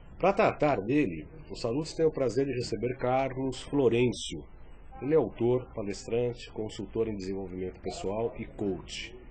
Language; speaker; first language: Portuguese; native; Portuguese